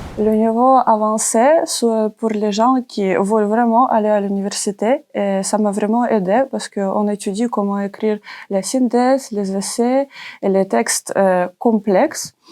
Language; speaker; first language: French; non-native, learner; Ukrainian